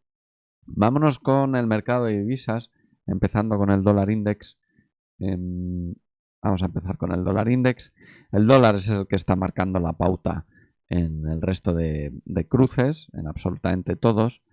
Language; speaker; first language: Spanish; native; Spanish